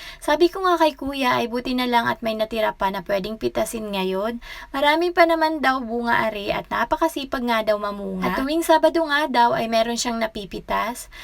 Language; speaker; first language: Filipino; native; Filipino